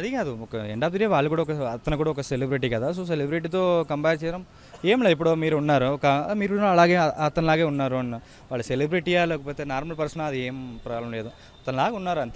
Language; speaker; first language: Telugu; early bilingual, heritage; Tamil